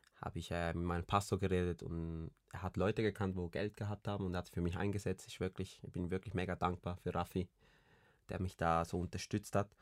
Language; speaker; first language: German; early bilingual, other home language; Spanish